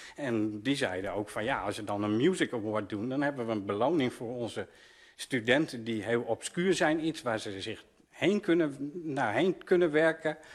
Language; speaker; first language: Dutch; native; Dutch